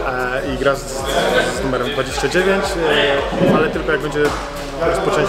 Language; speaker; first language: Polish; native; Polish